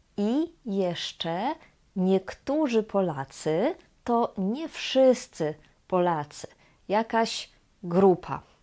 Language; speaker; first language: Polish; native; Polish